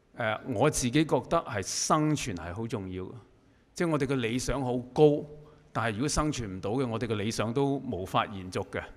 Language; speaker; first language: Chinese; non-native, local second language; Cantonese